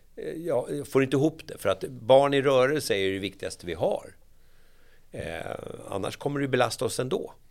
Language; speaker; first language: Swedish; native; Swedish